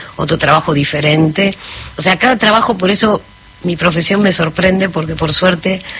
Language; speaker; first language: Spanish; native; Spanish